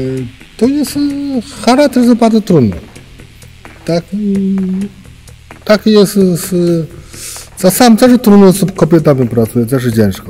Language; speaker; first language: Polish; non-native, learner; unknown